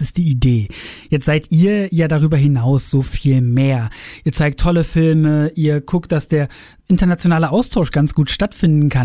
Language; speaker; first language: German; native; German